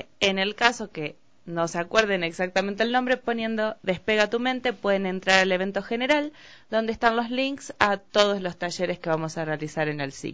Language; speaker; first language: Spanish; native; Spanish